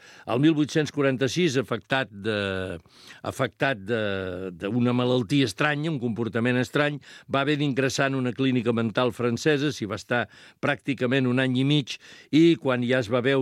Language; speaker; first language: Catalan; native; Catalan